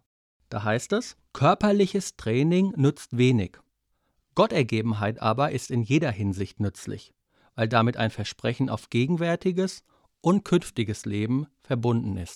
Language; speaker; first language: German; native; German